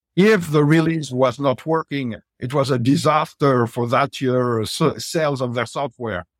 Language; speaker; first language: English; non-native, fluent; French